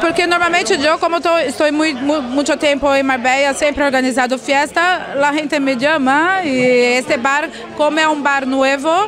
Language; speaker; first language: Spanish; non-native, learner; Portuguese